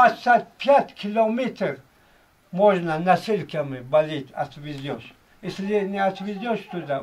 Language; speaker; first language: Russian; non-native, local second language; Uzbek